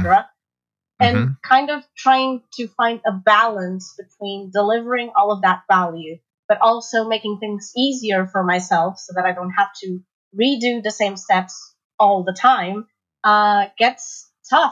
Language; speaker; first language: English; non-native, fluent; Portuguese